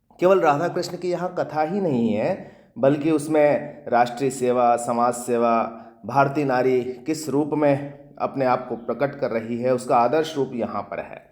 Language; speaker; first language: Hindi; native; Hindi